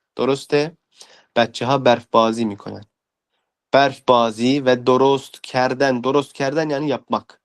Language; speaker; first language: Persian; non-native, fluent; Turkish